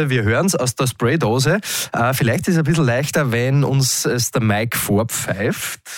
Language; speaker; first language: German; native; German